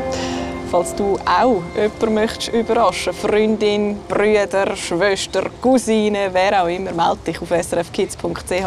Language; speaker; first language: German; native; German